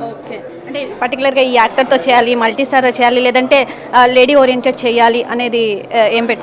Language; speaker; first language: Telugu; native; Telugu